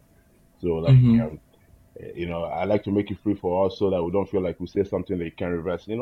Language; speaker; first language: English; non-native, local second language; Igbo